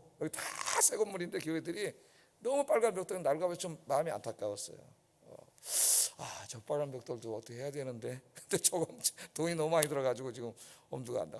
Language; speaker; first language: Korean; native; Korean